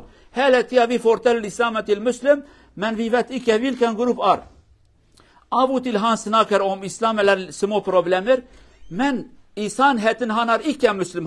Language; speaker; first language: Norwegian; non-native, learner; Kurdish